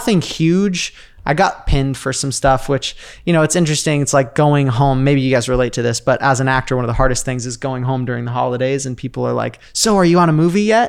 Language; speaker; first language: English; native; English